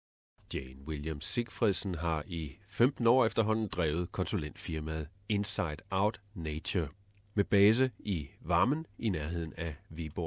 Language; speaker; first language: Danish; native; Danish